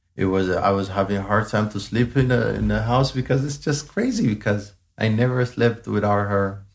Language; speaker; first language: English; non-native, fluent; Amharic